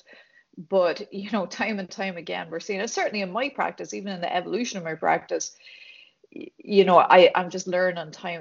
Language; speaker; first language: English; native; English